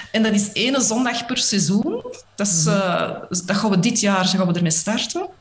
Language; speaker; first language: Dutch; native; Dutch